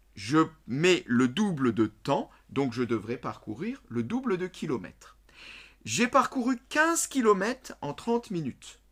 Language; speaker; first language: French; native; French